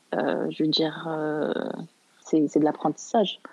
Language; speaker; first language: French; early bilingual, other home language; Arabic